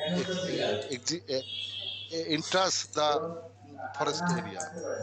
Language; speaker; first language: English; non-native, learner; Bangla